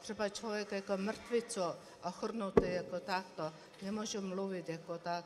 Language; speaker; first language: Czech; non-native, learner; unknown